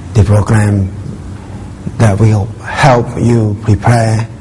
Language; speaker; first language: English; non-native, fluent; Thai